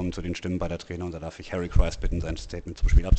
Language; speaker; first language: German; native; German